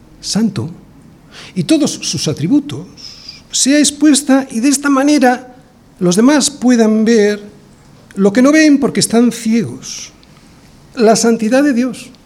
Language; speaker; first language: Spanish; native; Spanish